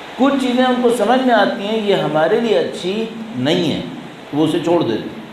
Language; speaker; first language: Urdu; native; Urdu